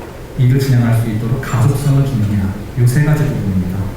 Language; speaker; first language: Korean; native; Korean